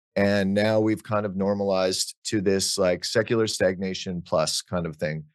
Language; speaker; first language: English; native; English